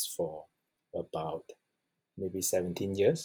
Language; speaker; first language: English; non-native, local second language; Chinese